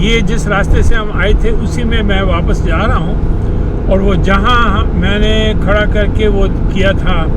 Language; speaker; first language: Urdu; non-native, local second language; Punjabi